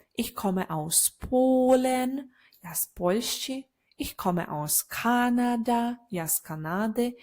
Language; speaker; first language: German; non-native, learner; Ukrainian